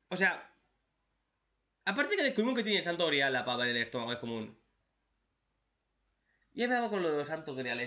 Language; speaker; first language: Spanish; native; Spanish